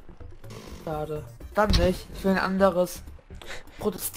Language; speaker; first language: German; native; German